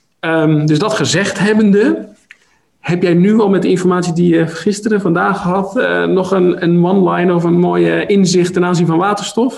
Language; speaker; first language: Dutch; native; Dutch